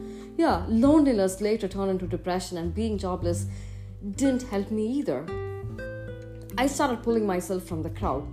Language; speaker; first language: English; non-native, local second language; Tamil